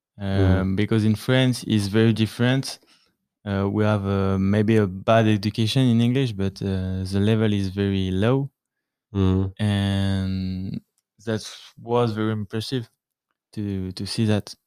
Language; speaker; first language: English; non-native, learner; French